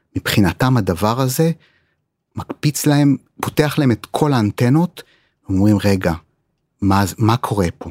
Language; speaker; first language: Hebrew; native; Hebrew